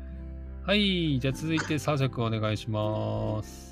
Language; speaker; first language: Japanese; native; Japanese